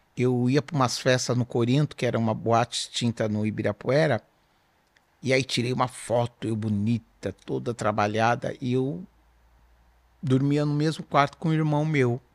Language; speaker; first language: Portuguese; native; Portuguese